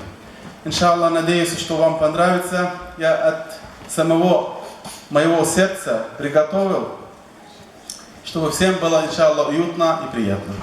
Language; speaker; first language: Russian; non-native, fluent; Arabic